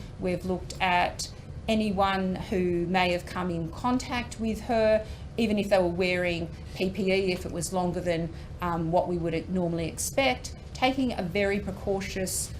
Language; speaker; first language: English; native; English